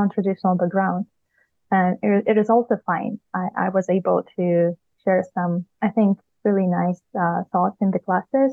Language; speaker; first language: English; non-native, fluent; Ukrainian